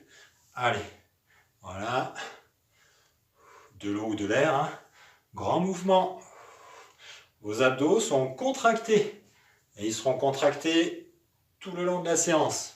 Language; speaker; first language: French; native; French